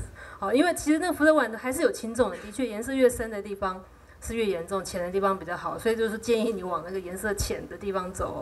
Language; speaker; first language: Chinese; native; Chinese